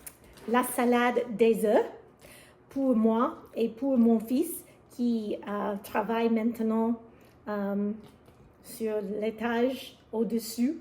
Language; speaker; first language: French; non-native, learner; English